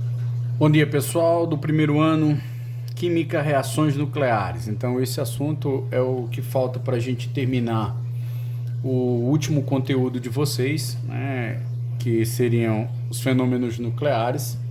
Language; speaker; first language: Portuguese; native; Portuguese